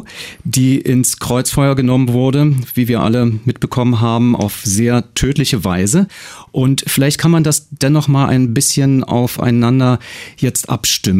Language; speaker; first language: German; native; German